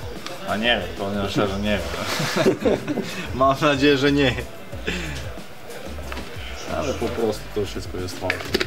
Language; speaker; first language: Polish; non-native, learner; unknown